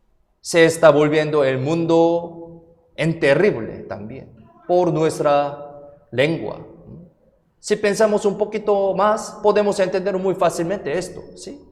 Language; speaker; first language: Spanish; non-native, fluent; Korean